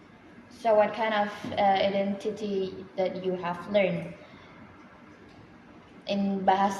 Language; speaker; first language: English; non-native, fluent; Indonesian